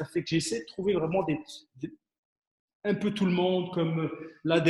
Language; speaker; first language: French; early bilingual, other home language; Arabic